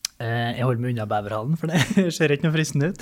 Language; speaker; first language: Norwegian; native; Norwegian